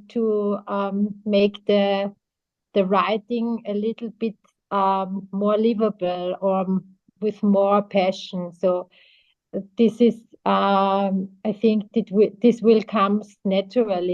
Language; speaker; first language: English; non-native, fluent; German